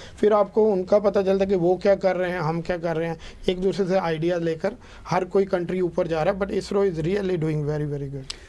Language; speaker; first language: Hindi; non-native, local second language; Punjabi